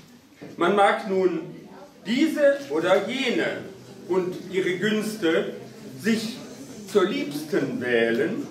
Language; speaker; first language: German; native; German